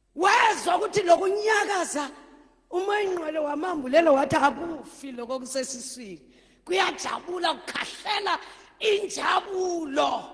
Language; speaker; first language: Zulu; native; Zulu